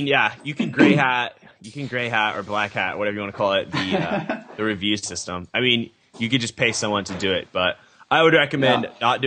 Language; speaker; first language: English; native; English